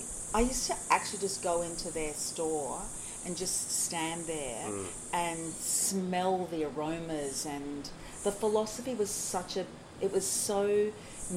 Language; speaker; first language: English; native; English